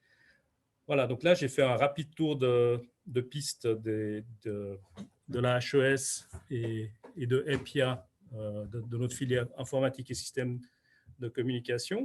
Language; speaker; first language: French; native; French